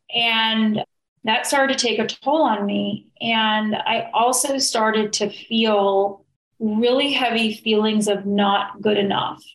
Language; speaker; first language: English; native; English